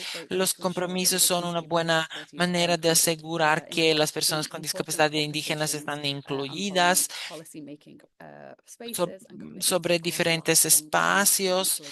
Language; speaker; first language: Spanish; non-native, fluent; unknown